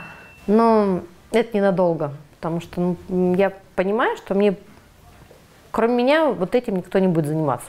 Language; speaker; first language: Russian; native; Russian